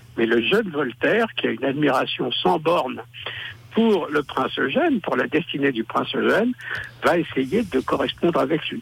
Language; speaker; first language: French; native; French